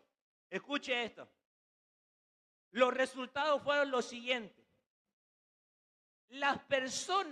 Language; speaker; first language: Spanish; native; Spanish